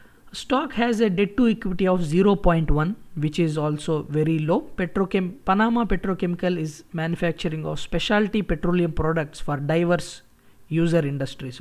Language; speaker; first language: English; non-native, local second language; Telugu